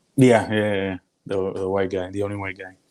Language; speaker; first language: English; native; English